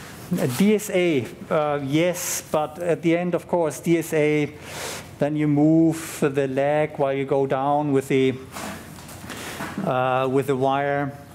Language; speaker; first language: English; non-native, fluent; German